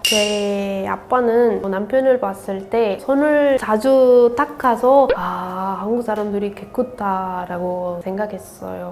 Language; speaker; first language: Korean; non-native, learner; Spanish